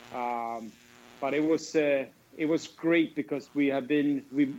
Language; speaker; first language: English; non-native, fluent; Swedish